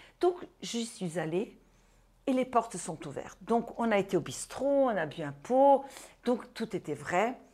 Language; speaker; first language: French; non-native, fluent; Portuguese